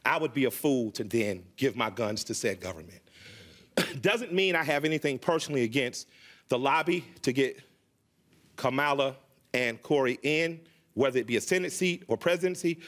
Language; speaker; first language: English; native; English